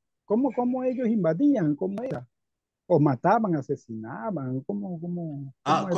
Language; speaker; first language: Spanish; native; Spanish